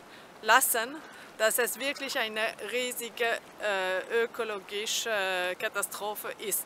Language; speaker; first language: German; non-native, fluent; French